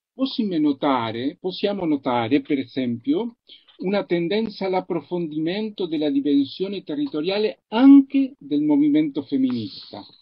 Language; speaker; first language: Italian; non-native, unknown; Spanish